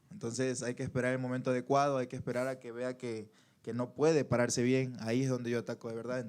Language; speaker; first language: Spanish; native; Spanish